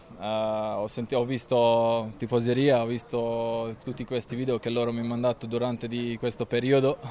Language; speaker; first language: Italian; non-native, fluent; Croatian